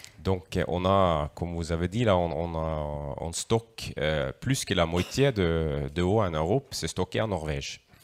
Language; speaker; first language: French; non-native, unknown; Norwegian